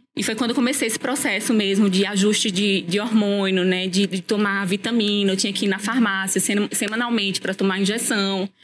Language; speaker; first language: Portuguese; native; Portuguese